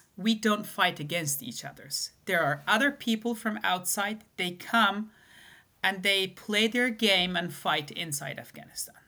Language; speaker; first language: English; non-native, fluent; Persian